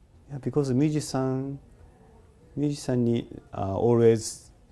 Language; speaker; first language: English; non-native, learner; Japanese